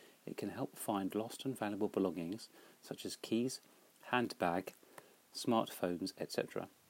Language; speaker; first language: English; native; English